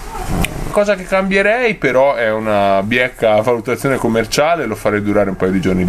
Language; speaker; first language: Italian; native; Italian